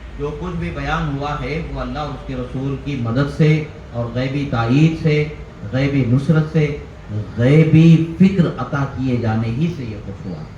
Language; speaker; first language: Urdu; native; Urdu